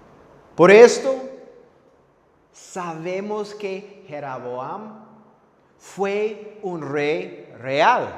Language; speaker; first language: Spanish; non-native, fluent; English